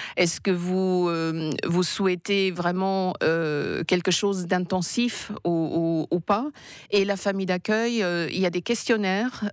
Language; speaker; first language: French; non-native, fluent; German